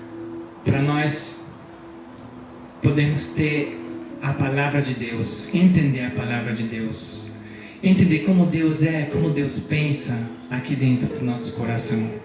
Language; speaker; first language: Portuguese; non-native, fluent; German